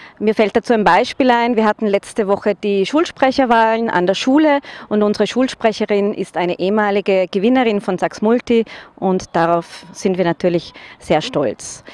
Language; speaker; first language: German; native; German